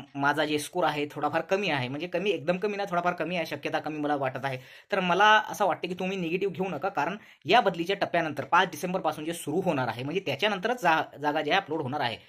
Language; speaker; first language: Hindi; non-native, local second language; Urdu